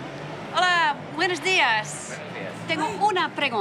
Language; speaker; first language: Spanish; non-native, learner; Dutch